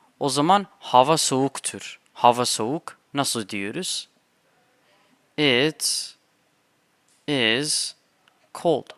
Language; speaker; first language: Turkish; non-native, fluent; English